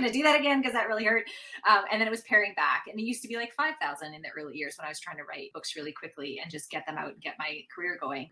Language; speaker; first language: English; native; English